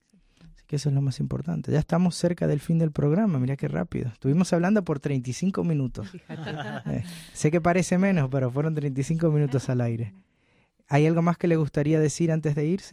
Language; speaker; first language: Spanish; native; Spanish